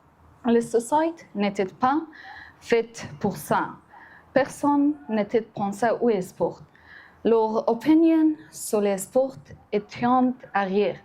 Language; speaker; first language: French; non-native, learner; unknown